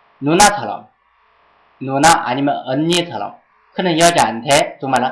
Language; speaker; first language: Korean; non-native, fluent; Chinese